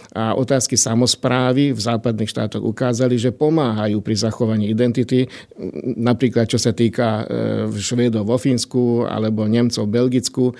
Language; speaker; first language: Slovak; non-native, local second language; Hungarian